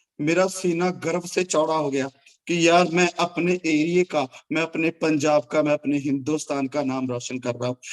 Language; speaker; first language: Hindi; non-native, local second language; Punjabi